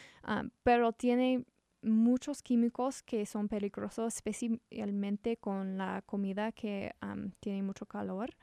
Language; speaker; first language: Spanish; non-native, learner; English